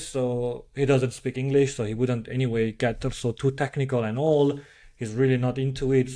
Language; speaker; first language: English; non-native, fluent; French